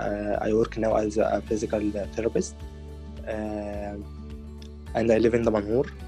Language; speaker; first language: English; non-native, learner; Arabic